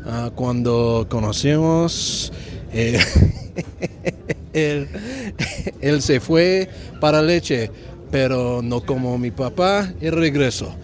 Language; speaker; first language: Spanish; non-native, learner; English